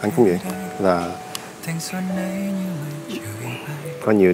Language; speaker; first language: Vietnamese; early bilingual, heritage; Vietnamese